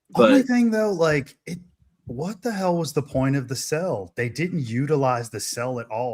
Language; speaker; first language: English; native; English